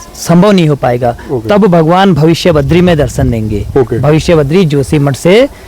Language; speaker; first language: Hindi; native; Hindi